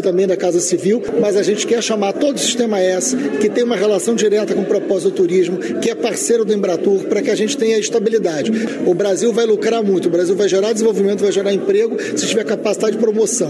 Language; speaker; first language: Portuguese; native; Portuguese